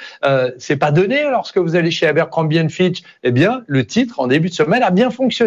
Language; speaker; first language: French; native; French